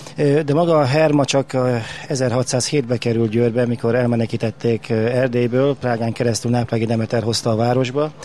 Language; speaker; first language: Hungarian; native; Hungarian